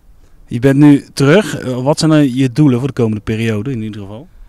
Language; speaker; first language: Dutch; native; Dutch